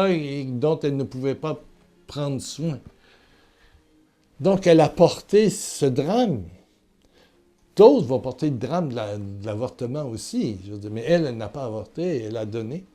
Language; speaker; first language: French; native; French